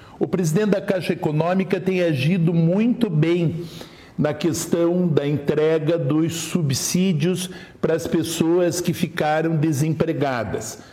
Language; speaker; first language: Portuguese; native; Portuguese